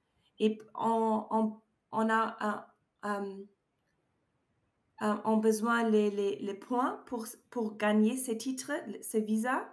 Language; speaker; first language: French; non-native, learner; German